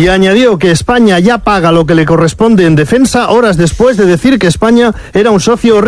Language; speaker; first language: Spanish; native; Spanish